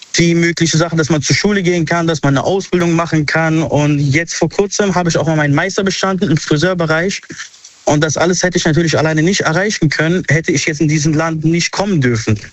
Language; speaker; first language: German; early bilingual, other home language; Arabic